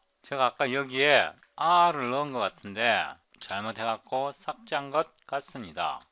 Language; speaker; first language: Korean; native; Korean